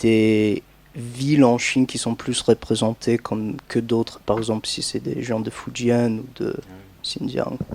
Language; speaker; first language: French; non-native, fluent; English